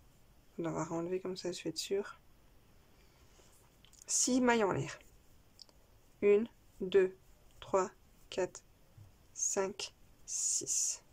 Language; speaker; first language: French; native; French